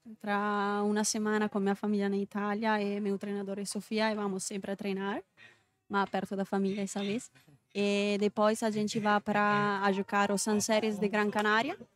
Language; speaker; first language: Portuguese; non-native, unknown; Italian